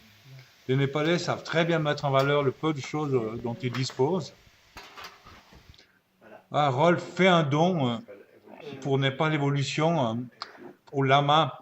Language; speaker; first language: French; native; French